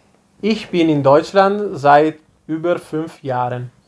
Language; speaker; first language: German; non-native, fluent; Italian